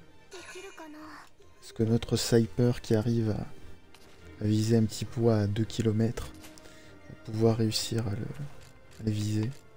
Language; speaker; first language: French; native; French